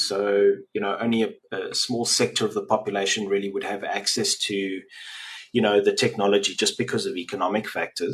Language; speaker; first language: English; native; English